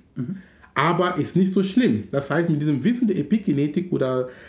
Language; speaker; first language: German; non-native, fluent; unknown